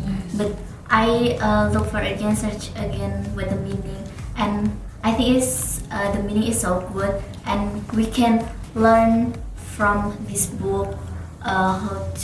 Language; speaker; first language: English; non-native, learner; Indonesian